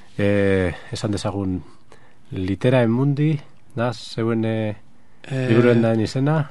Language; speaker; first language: Basque; native; Basque